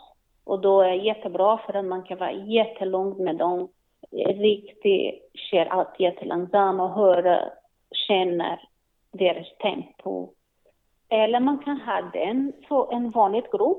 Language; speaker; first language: Swedish; non-native, learner; Portuguese